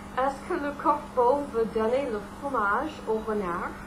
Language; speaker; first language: French; non-native, fluent; English